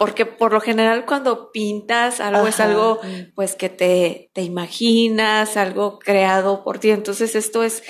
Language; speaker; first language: Spanish; native; Spanish